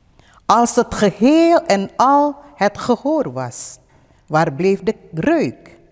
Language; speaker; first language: Dutch; non-native, fluent; Indonesian